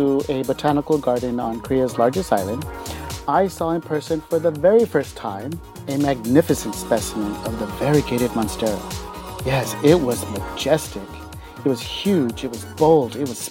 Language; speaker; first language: English; native; English